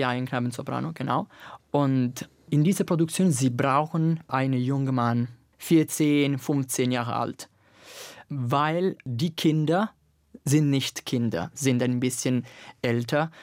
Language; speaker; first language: German; non-native, learner; Italian